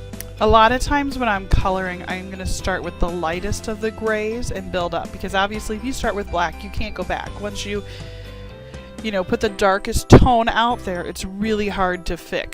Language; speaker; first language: English; native; English